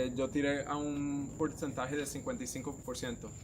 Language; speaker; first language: Spanish; native; Spanish